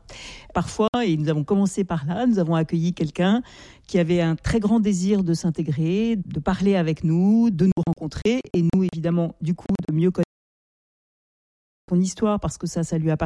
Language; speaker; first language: French; native; French